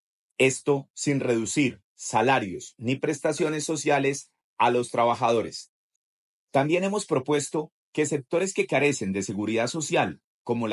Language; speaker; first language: Spanish; native; Spanish